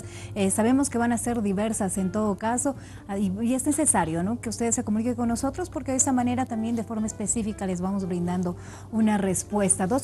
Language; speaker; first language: Spanish; native; Spanish